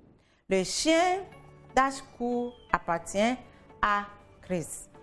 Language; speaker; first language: French; non-native, fluent; English